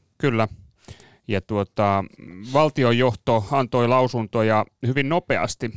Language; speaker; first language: Finnish; native; Finnish